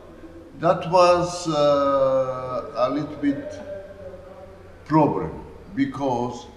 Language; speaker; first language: English; non-native, learner; Japanese